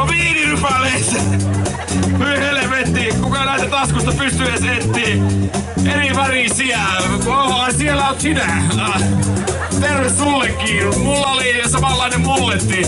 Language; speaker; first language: Finnish; native; Finnish